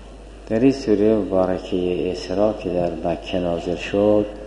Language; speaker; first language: Persian; native; Persian